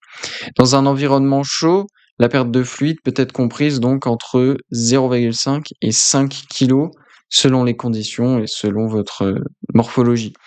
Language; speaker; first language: French; native; French